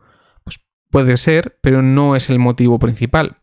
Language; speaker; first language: Spanish; native; Spanish